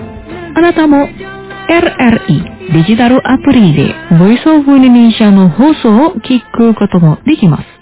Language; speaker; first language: Japanese; non-native, fluent; Indonesian